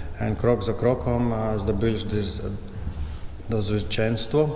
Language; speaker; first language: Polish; non-native, learner; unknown